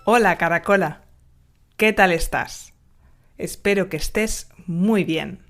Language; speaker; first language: Spanish; native; Spanish